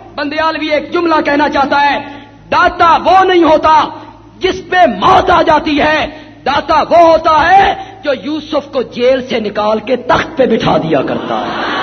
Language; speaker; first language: Urdu; non-native, local second language; Punjabi